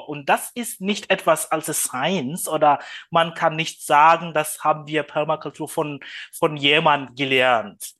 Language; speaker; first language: German; non-native, learner; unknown